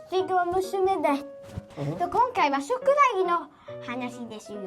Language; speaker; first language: Japanese; early bilingual, heritage; Japanese